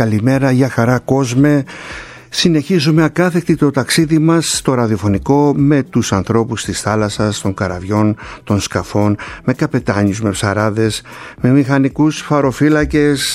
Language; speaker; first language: Greek; native; Greek